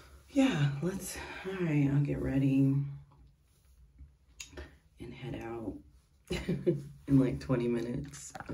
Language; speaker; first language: English; native; English